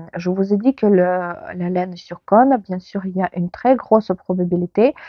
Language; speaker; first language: French; non-native, fluent; Ukrainian